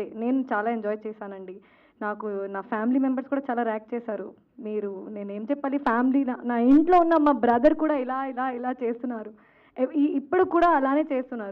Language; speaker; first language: Telugu; non-native, local second language; Hindi